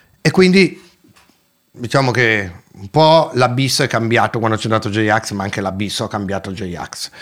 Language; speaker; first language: Italian; native; Italian